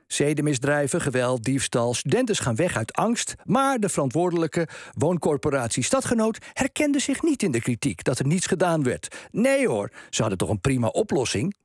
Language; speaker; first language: Dutch; native; Dutch